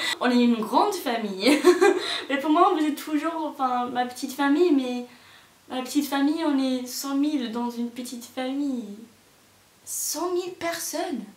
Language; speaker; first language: French; non-native, fluent; English